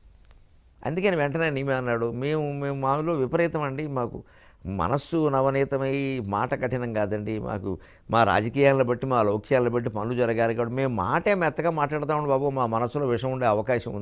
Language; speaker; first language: Telugu; native; Telugu